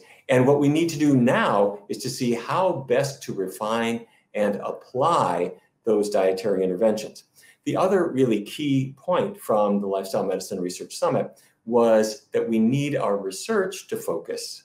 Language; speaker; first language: English; native; English